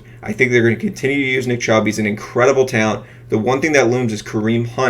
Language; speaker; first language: English; native; English